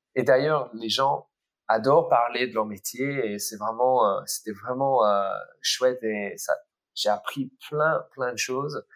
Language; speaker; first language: French; early bilingual, other home language; English